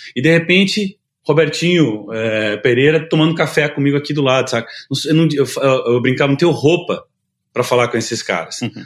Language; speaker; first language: Portuguese; native; Portuguese